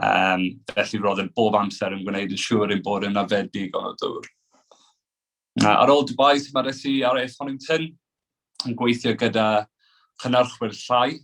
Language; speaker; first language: Welsh; non-native, local second language; English